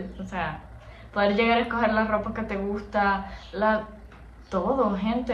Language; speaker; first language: Spanish; native; Spanish